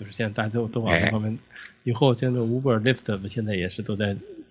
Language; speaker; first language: Chinese; native; Chinese